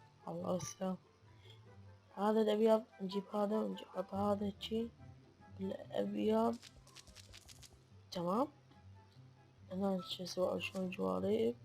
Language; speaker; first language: Arabic; native; Arabic